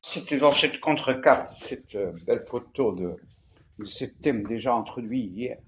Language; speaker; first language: French; non-native, fluent; Portuguese